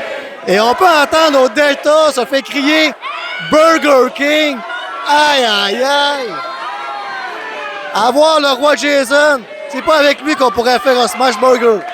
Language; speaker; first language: French; native; French